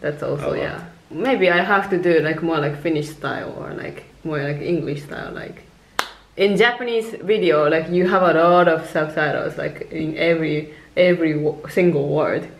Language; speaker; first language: English; non-native, local second language; Japanese